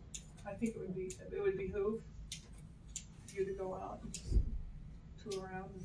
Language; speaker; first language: English; native; English